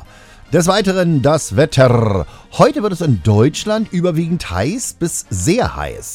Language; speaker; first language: German; native; German